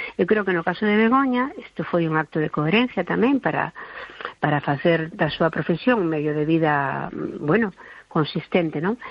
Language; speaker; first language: Galician; non-native, local second language; Spanish